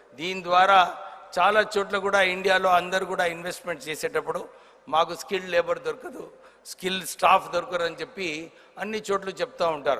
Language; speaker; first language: Telugu; non-native, local second language; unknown